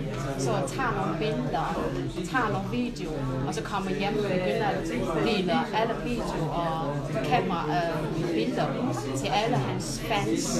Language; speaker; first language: Danish; non-native, fluent; Chinese